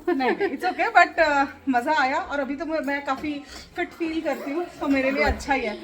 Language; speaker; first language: Hindi; native; Hindi